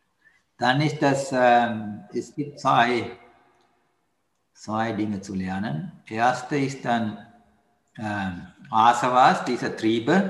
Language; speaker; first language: German; non-native, fluent; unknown